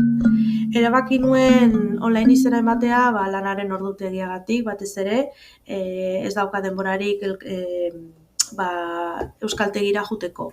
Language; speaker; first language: Basque; non-native, fluent; Spanish